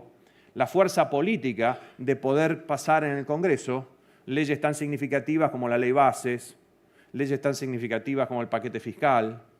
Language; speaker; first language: Spanish; native; Spanish